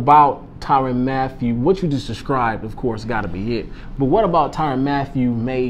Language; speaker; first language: English; native; English